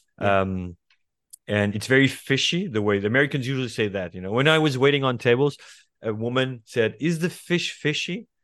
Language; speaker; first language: English; non-native, fluent; Portuguese